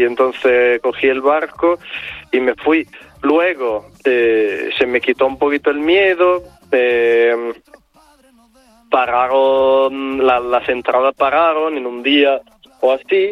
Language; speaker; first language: Spanish; non-native, fluent; Italian